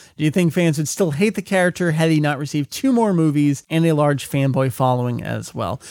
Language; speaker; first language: English; native; English